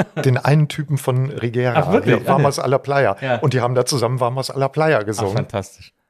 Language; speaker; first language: German; native; German